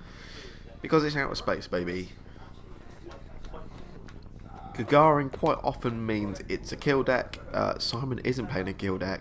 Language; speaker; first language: English; native; English